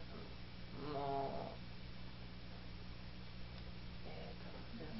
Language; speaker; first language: Japanese; non-native, learner; Italian